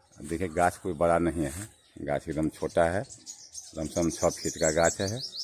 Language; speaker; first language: Hindi; non-native, local second language; Maithili